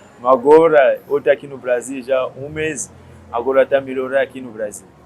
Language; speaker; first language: Portuguese; non-native, learner; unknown